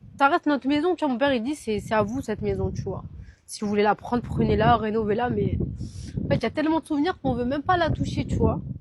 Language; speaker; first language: French; early bilingual, other home language; Arabic